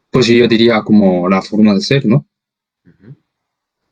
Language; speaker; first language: Spanish; non-native, fluent; Korean